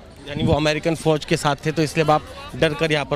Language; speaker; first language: Hindi; native; Hindi